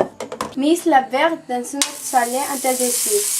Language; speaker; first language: French; non-native, learner; Catalan